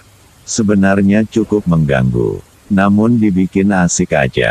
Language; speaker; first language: Malay; native; Malay